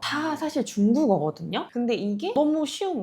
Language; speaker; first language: Korean; native; Korean